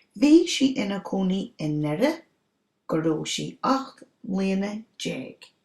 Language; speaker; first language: Irish; non-native, local second language; English